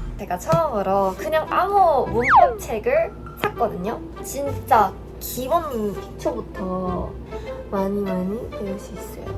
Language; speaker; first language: Korean; non-native, fluent; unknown